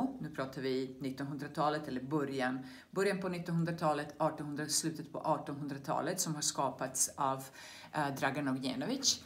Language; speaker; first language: Swedish; non-native, fluent; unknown